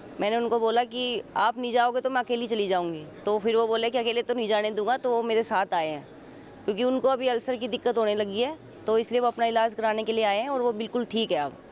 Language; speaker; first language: Hindi; native; Hindi